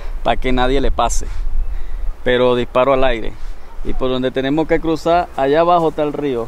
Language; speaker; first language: Spanish; native; Spanish